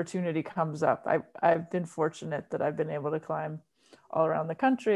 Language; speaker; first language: English; native; English